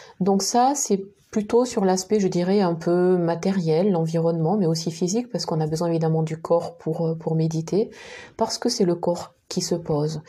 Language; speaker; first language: French; native; French